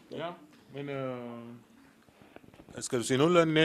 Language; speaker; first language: Danish; non-native, fluent; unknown